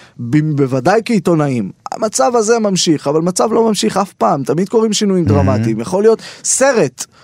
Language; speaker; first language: Hebrew; native; Hebrew